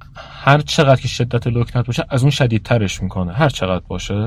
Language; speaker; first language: Persian; native; Persian